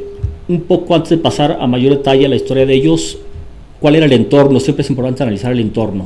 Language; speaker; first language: Spanish; native; Spanish